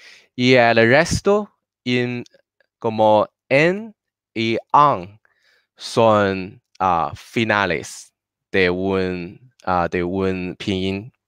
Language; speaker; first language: Spanish; non-native, learner; Chinese